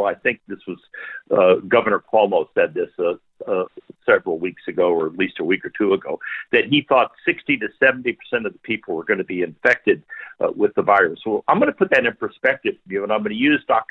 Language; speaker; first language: English; native; English